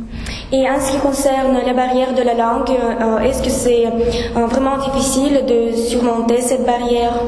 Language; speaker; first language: French; non-native, learner; Russian